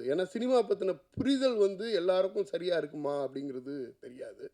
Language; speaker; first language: Tamil; native; Tamil